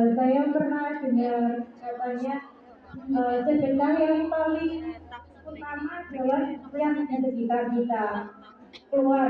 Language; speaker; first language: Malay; non-native, local second language; Javanese